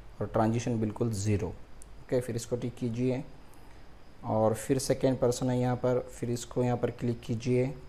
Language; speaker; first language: Hindi; non-native, local second language; Marathi